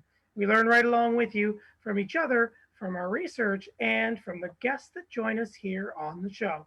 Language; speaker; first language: English; native; English